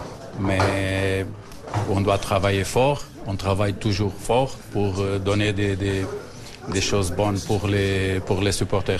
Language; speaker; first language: French; non-native, learner; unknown